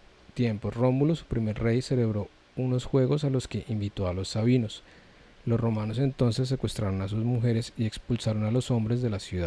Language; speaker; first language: Spanish; native; Spanish